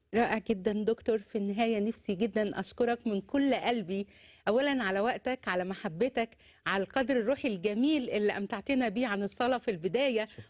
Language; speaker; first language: Arabic; native; Arabic